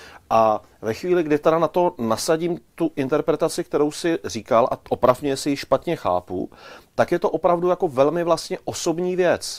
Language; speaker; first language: Czech; native; Czech